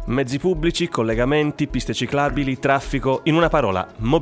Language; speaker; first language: Italian; native; Italian